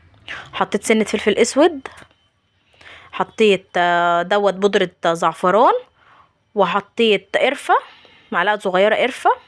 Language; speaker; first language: Arabic; native; Arabic